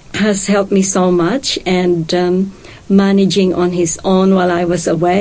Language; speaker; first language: English; non-native, local second language; Hiligaynon